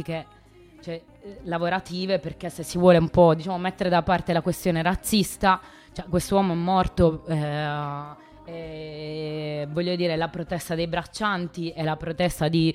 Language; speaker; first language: Italian; native; Italian